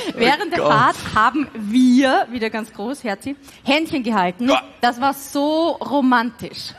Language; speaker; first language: German; native; German